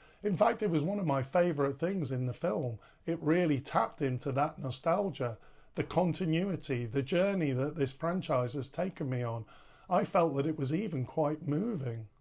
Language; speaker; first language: English; native; English